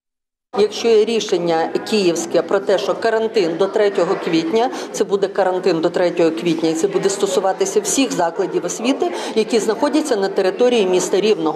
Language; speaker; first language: Ukrainian; native; Ukrainian